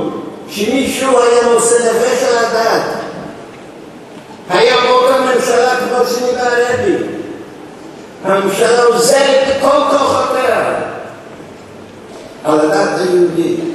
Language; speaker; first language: Hebrew; non-native, fluent; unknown